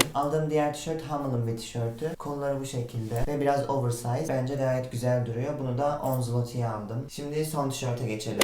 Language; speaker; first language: Turkish; native; Turkish